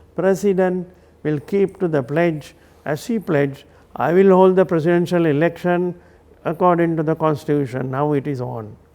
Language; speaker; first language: English; non-native, local second language; Sinhala